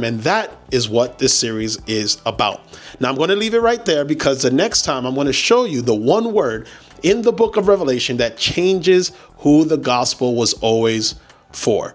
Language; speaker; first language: English; native; English